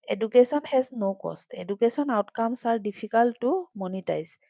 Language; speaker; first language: English; non-native, local second language; Assamese